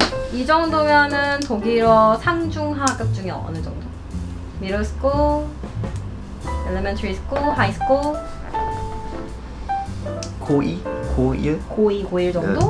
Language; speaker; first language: Korean; native; Korean